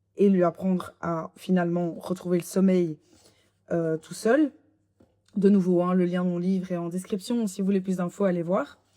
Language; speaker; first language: French; native; French